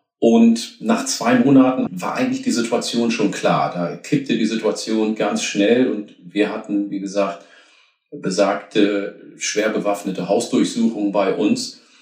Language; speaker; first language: German; early bilingual, other home language; Oromo